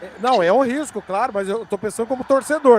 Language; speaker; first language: Portuguese; native; Portuguese